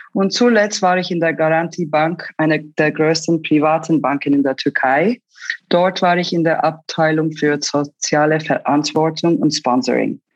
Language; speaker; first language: German; early bilingual, other home language; Turkish